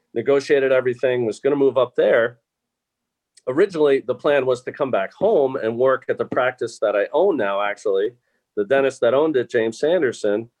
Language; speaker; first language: English; native; English